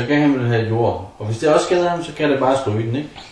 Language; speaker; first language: Danish; non-native, fluent; Arabic